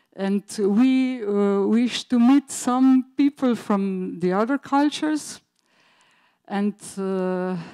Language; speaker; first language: English; non-native, learner; Slovenian